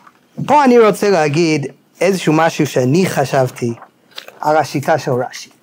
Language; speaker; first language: Hebrew; non-native, fluent; English